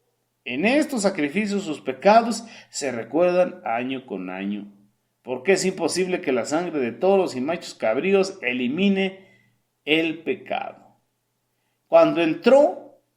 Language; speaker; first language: Spanish; native; Spanish